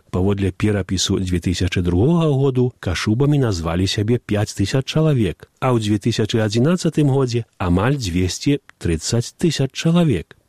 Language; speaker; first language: Belarusian; early bilingual, heritage; Belarusian